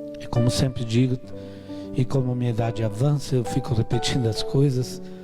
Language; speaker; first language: Portuguese; non-native, fluent; Italian